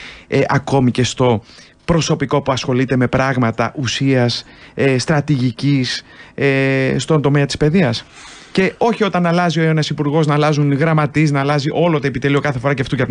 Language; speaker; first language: Greek; native; Greek